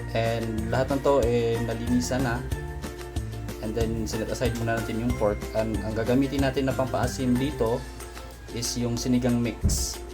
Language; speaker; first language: Filipino; non-native, local second language; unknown